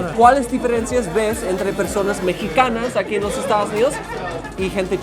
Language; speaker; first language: Spanish; non-native, fluent; English